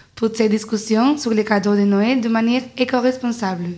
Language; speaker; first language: French; non-native, fluent; Spanish